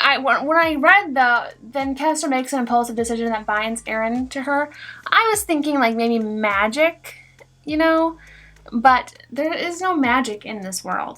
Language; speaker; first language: English; native; English